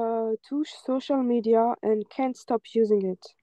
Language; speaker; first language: English; non-native, fluent; French